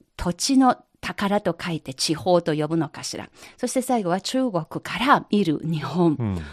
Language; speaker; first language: Japanese; non-native, fluent; Chinese